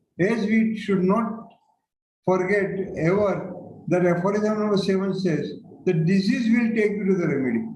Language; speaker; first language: English; non-native, local second language; Hindi